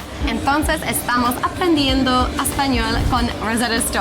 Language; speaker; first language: Spanish; non-native, learner; English